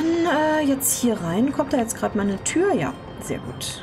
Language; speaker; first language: German; native; German